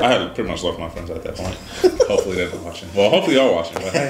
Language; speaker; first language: English; native; English